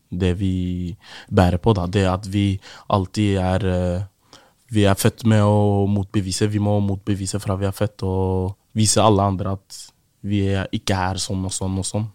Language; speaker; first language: Norwegian; early bilingual, other home language; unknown